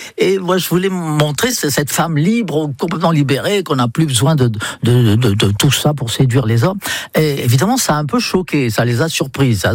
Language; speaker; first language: French; non-native, fluent; English